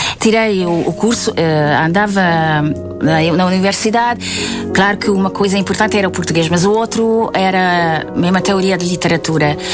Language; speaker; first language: Portuguese; non-native, fluent; Hungarian